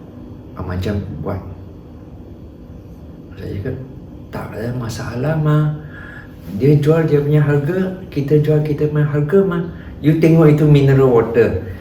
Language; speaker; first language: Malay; non-native, local second language; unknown